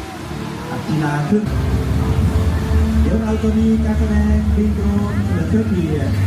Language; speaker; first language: Thai; native; Thai